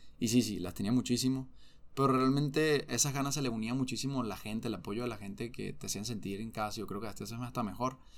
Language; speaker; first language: Spanish; native; Spanish